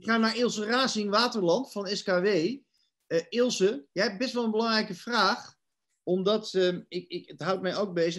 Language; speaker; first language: Dutch; native; Dutch